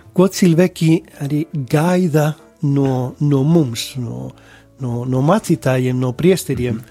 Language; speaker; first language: Latvian; non-native, fluent; Spanish